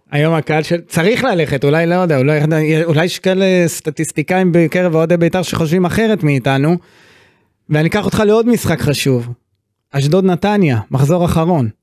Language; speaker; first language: Hebrew; native; Hebrew